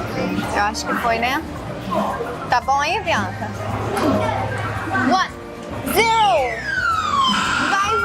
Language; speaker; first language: Portuguese; native; Portuguese